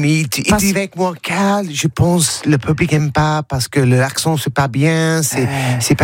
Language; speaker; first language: French; non-native, learner; English